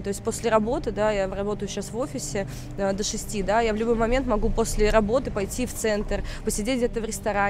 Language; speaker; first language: Russian; native; Russian